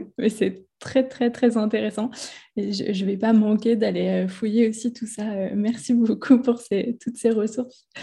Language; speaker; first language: French; native; French